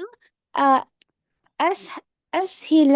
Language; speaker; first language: Arabic; non-native, learner; Urdu